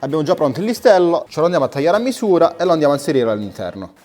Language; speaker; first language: Italian; native; Italian